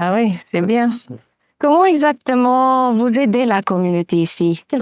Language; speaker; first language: French; non-native, fluent; Romanian